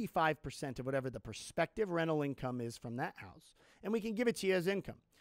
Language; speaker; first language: English; native; English